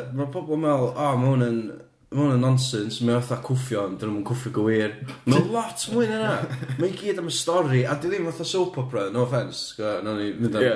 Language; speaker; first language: Welsh; native; Welsh